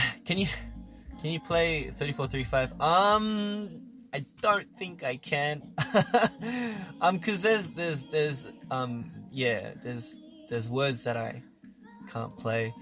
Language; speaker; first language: English; early bilingual, other home language; Korean